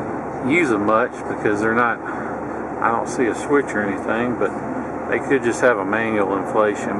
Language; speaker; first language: English; native; English